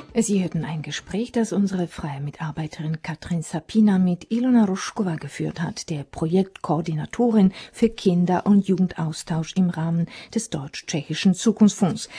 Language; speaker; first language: German; non-native, fluent; Czech